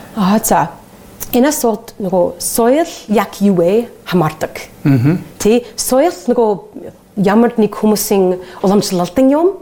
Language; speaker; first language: Mongolian; non-native, learner; English